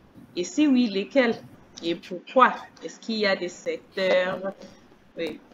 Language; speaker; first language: French; non-native, fluent; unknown